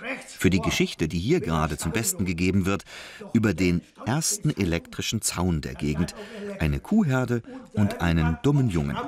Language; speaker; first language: German; native; German